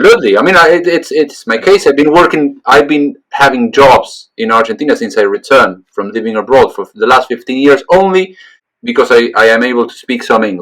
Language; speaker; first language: English; non-native, fluent; Spanish